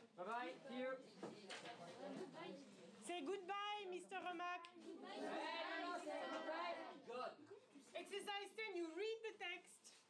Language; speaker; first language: English; non-native, fluent; French